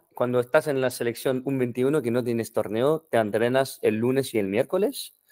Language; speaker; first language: Spanish; non-native, fluent; French